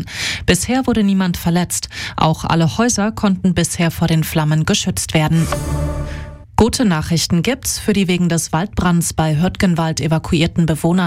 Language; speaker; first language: German; native; German